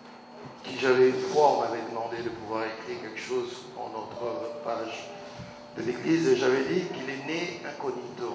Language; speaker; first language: French; non-native, local second language; Lingala